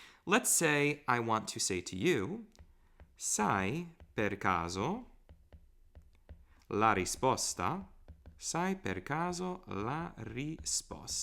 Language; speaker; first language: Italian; non-native, fluent; English